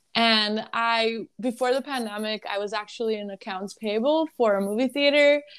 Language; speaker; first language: English; early bilingual, other home language; Arabic